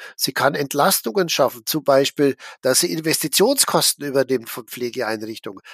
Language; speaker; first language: German; native; German